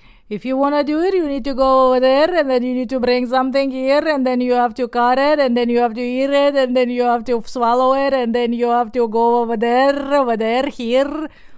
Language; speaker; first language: English; non-native, fluent; Russian